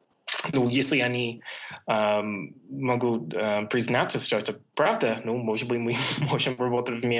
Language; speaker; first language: Russian; non-native, fluent; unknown